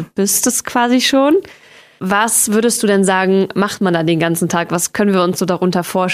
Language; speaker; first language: German; native; German